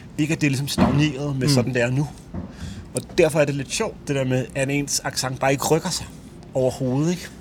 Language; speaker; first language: Danish; native; Danish